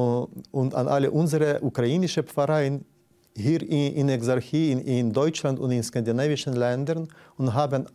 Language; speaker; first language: German; non-native, fluent; Ukrainian